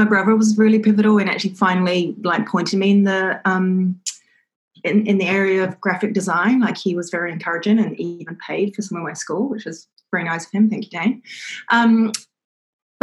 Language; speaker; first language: English; native; English